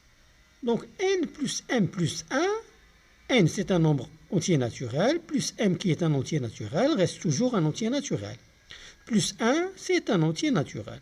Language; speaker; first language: French; non-native, local second language; Arabic